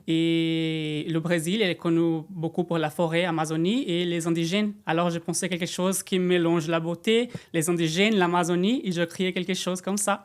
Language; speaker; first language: French; non-native, fluent; Portuguese